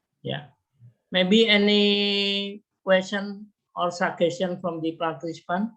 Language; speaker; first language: English; non-native, learner; Indonesian